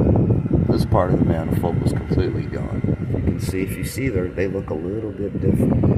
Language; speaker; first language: English; native; English